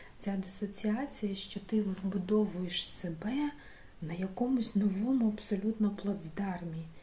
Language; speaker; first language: Ukrainian; non-native, local second language; Russian